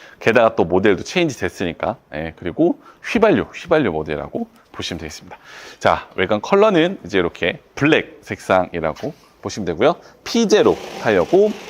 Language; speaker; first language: Korean; native; Korean